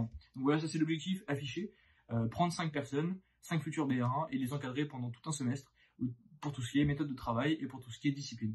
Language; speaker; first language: French; native; French